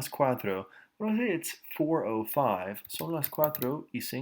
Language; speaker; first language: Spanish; non-native, fluent; English